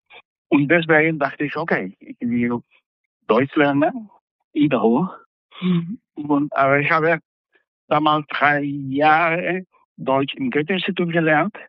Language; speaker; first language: German; non-native, fluent; Spanish